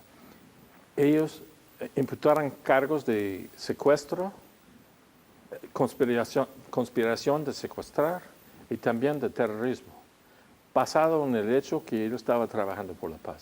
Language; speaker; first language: Spanish; non-native, fluent; English